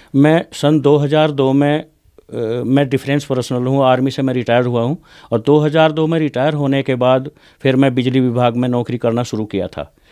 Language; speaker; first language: Hindi; native; Hindi